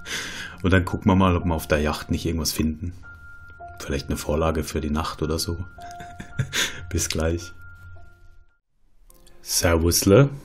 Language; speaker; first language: German; native; German